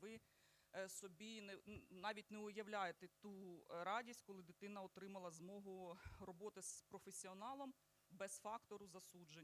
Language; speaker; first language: Ukrainian; native; Ukrainian